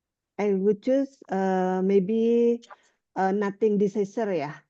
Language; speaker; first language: English; non-native, learner; Indonesian